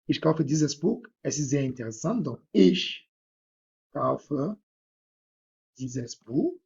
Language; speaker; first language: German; non-native, fluent; French